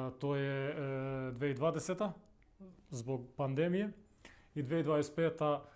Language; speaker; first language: Serbian; non-native, local second language; Albanian